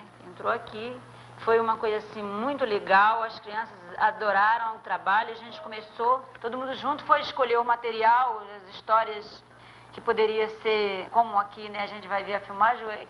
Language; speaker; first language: Portuguese; native; Portuguese